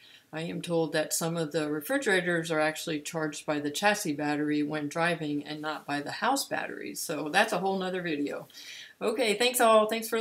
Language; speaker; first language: English; native; English